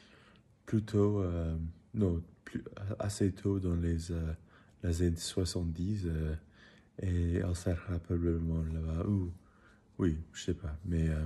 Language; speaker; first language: French; non-native, learner; English